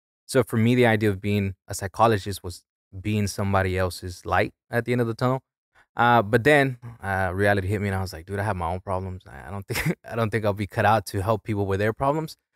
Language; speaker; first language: English; early bilingual, other home language; Spanish